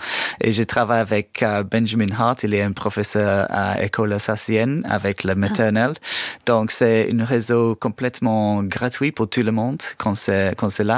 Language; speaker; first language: French; non-native, fluent; English